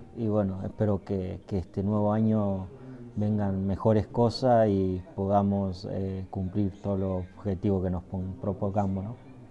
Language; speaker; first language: Spanish; native; Spanish